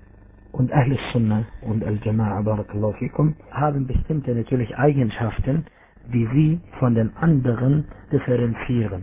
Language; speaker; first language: German; non-native, fluent; Arabic